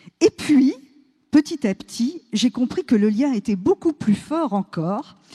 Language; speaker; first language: French; native; French